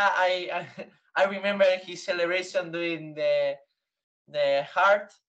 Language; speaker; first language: English; non-native, learner; Spanish